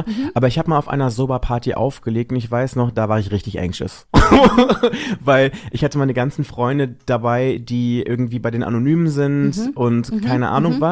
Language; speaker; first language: German; native; German